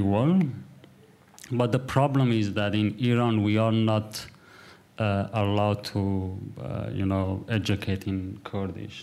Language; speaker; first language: English; non-native, fluent; Kurdish